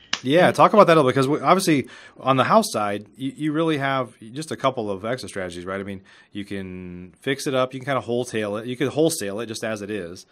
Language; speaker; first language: English; native; English